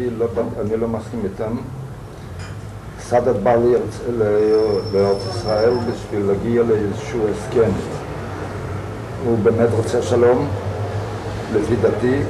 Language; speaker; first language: Hebrew; non-native, fluent; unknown